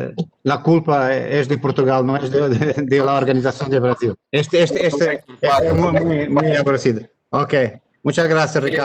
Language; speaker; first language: Spanish; non-native, learner; Portuguese